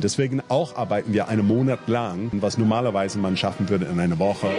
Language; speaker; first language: German; non-native, fluent; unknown